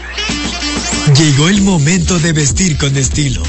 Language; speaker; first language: Spanish; native; Spanish